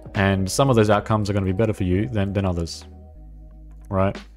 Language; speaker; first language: English; native; English